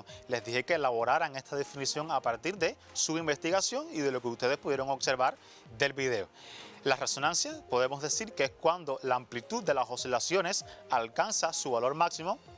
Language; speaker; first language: Spanish; native; Spanish